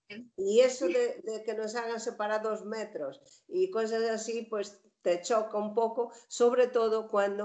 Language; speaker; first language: Spanish; native; Spanish